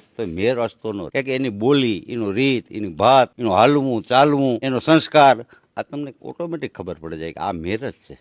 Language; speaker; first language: Gujarati; native; Gujarati